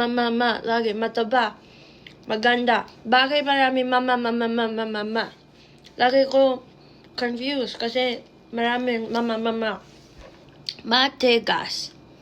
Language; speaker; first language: Filipino; non-native, learner; English